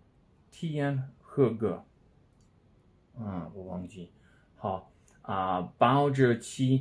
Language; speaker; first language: Chinese; non-native, learner; English